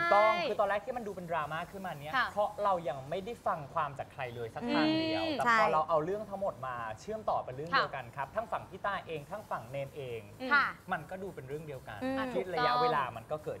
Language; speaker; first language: Thai; native; Thai